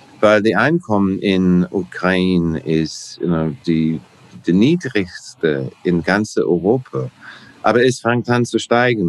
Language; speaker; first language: German; non-native, learner; English